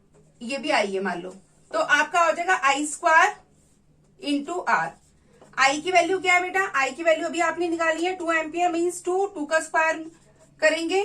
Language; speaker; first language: Hindi; native; Hindi